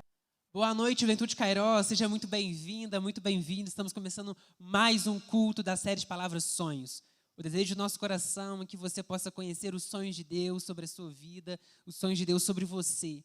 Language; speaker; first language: Portuguese; native; Portuguese